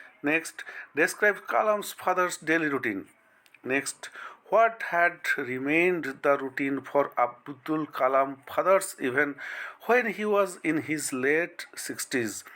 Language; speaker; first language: English; non-native, local second language; Bangla